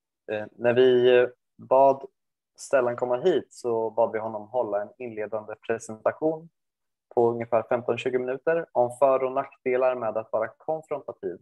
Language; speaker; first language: Swedish; native; Swedish